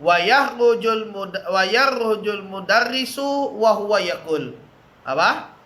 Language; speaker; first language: Arabic; non-native, fluent; Indonesian